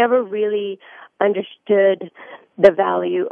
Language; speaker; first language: English; early bilingual, other home language; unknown